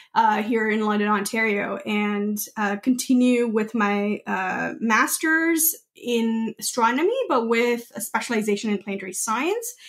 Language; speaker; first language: English; non-native, local second language; Gujarati